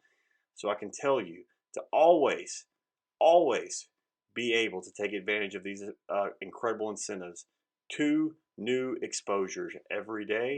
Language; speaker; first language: English; native; English